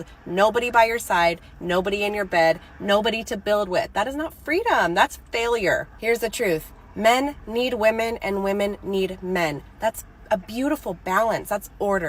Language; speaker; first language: English; native; English